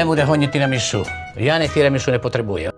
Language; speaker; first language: Czech; non-native, learner; Italian